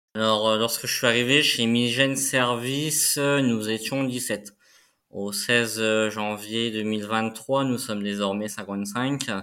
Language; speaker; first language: French; native; French